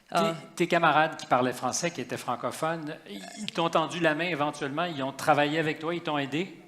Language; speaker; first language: French; native; French